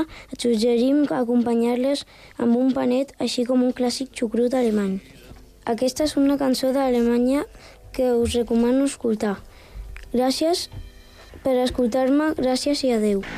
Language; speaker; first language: Catalan; early bilingual, other home language; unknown